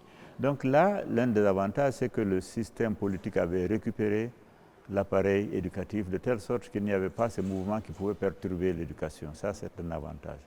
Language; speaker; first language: French; non-native, local second language; Fula